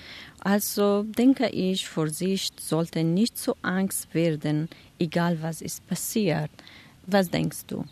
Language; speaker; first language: German; non-native, learner; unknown